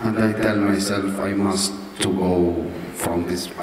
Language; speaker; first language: English; non-native, learner; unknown